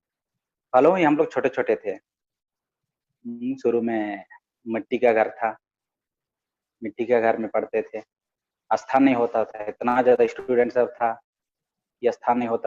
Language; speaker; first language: Hindi; non-native, local second language; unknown